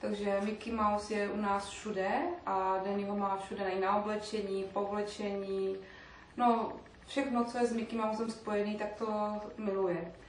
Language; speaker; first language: Czech; native; Czech